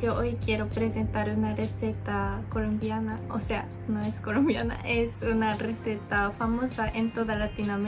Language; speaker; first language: Spanish; non-native, fluent; Japanese